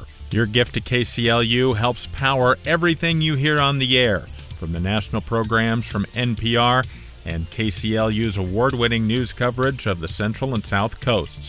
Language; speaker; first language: English; native; English